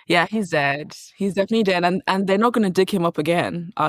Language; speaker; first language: English; native; English